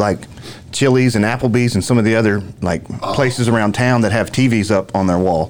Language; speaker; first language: English; native; English